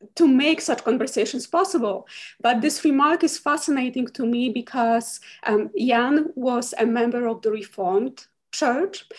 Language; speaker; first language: English; non-native, fluent; Polish